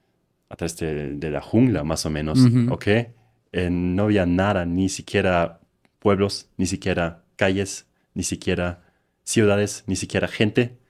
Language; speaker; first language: Spanish; non-native, fluent; German